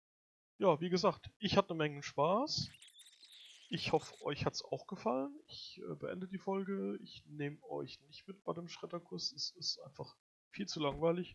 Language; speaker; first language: German; native; German